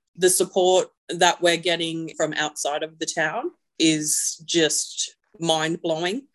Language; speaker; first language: English; native; English